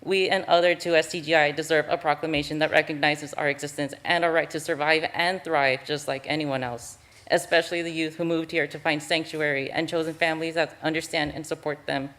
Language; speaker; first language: English; native; English